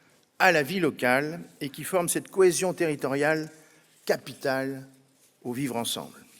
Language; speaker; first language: French; native; French